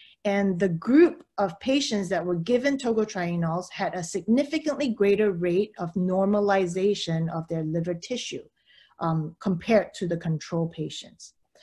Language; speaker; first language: English; early bilingual, other home language; Chinese